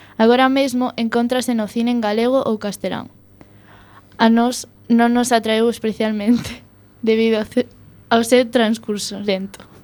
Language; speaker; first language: Galician; non-native, local second language; Spanish